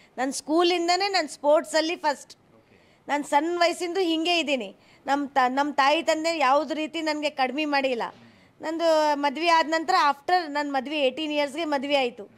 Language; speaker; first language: Kannada; non-native, local second language; Hindi